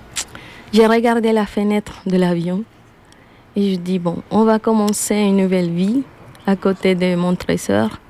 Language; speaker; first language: French; non-native, learner; Spanish